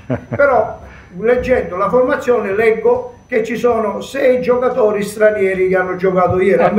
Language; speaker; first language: Italian; native; Italian